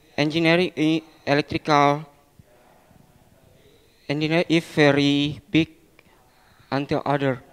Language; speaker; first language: English; non-native, learner; Indonesian